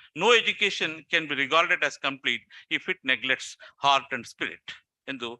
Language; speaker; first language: English; non-native, local second language; Kannada